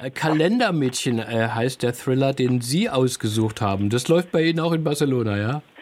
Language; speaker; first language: German; native; German